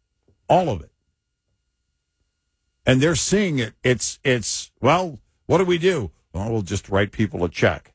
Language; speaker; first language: English; native; English